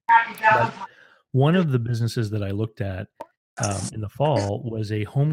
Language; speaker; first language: English; native; English